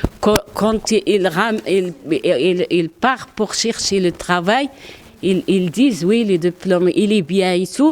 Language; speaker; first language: French; non-native, learner; Arabic